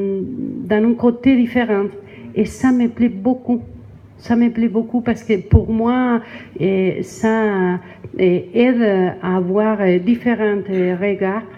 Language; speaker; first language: French; non-native, learner; Spanish